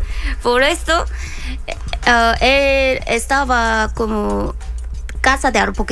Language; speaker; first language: Spanish; non-native, learner; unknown